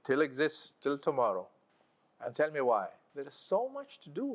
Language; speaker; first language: English; non-native, local second language; Arabic